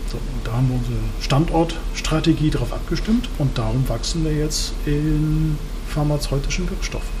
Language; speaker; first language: German; native; German